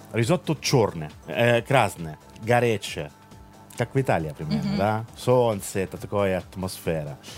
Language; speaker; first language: Russian; non-native, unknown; Italian